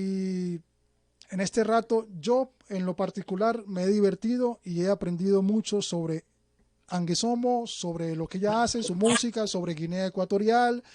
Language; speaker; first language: Spanish; native; Spanish